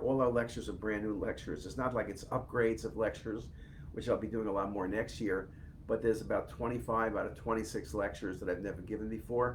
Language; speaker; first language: English; native; English